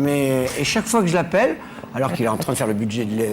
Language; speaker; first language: French; native; French